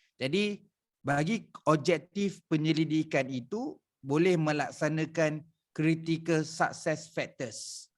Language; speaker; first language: Malay; native; Malay